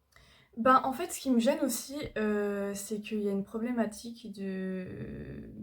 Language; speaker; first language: French; native; French